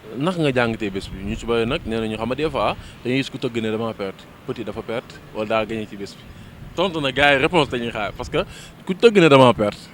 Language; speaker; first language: Wolof; native; Wolof